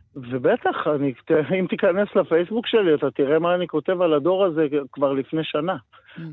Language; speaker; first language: Hebrew; native; Hebrew